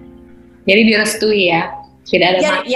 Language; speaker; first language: Indonesian; native; Indonesian